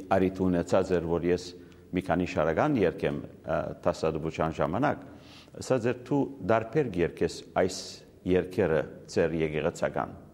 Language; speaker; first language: Armenian; early bilingual, heritage; Armenian